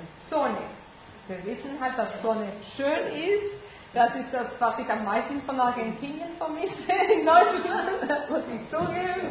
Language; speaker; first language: German; non-native, fluent; Spanish